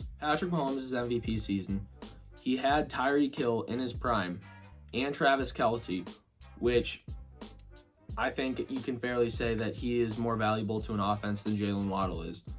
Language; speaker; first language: English; native; English